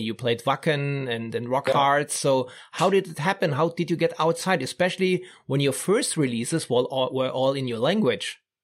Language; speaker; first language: English; non-native, fluent; German